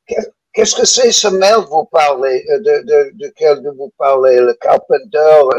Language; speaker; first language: French; non-native, fluent; English